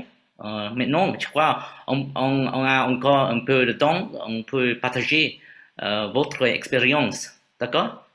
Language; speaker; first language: French; non-native, fluent; Vietnamese